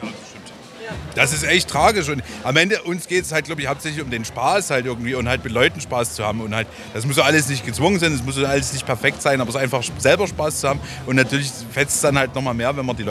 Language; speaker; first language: German; native; German